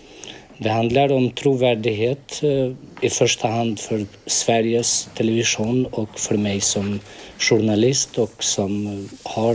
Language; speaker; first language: Swedish; early bilingual, other home language; Albanian